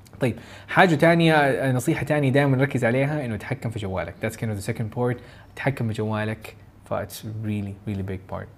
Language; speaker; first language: Arabic; native; Arabic